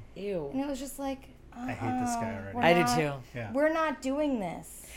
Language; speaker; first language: English; native; English